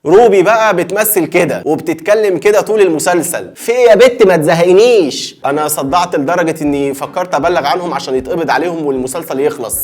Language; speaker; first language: Arabic; native; Arabic